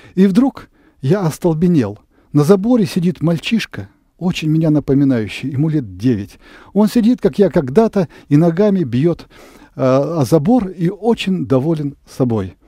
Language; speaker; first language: Russian; native; Russian